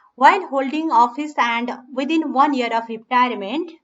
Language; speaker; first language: English; non-native, local second language; Nepali